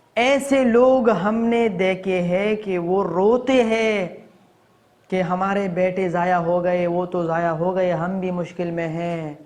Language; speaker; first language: Urdu; non-native, local second language; Pashto